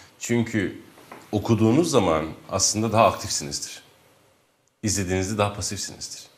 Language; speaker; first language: Turkish; non-native, local second language; Kurdish